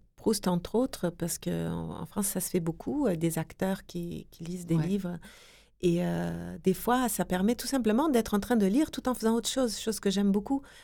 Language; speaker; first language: French; non-native, fluent; Portuguese